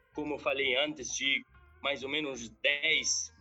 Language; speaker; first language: Portuguese; non-native, fluent; Italian